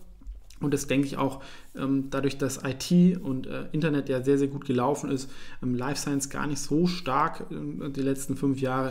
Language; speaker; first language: German; native; German